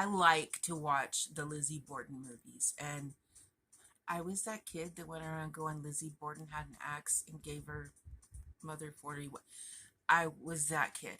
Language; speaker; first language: English; native; English